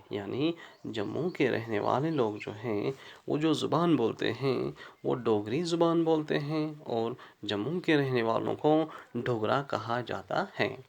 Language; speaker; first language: Urdu; non-native, local second language; Kashmiri